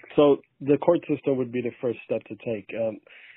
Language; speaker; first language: English; early bilingual, other home language; Persian